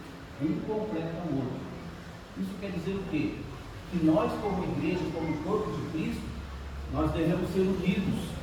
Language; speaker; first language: Portuguese; native; Portuguese